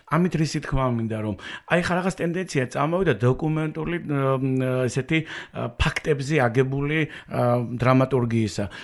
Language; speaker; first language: Georgian; native; Georgian